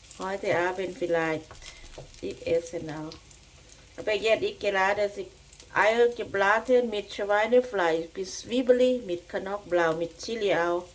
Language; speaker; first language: German; non-native, learner; Thai